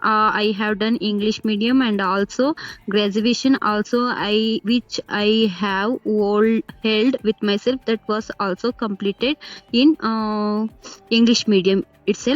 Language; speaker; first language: English; non-native, learner; Kannada